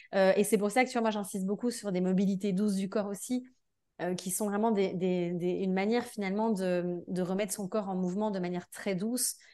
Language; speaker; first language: French; native; French